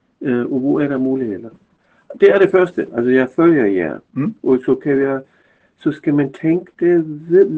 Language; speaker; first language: Danish; non-native, fluent; German